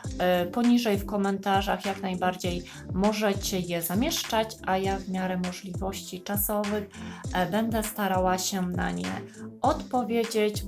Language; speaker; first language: Polish; native; Polish